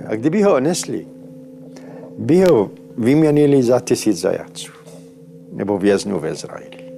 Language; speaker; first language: Czech; non-native, fluent; Arabic